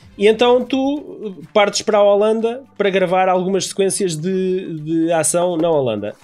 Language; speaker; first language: Portuguese; native; Portuguese